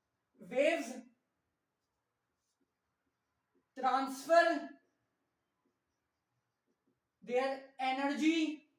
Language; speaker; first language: English; non-native, local second language; Urdu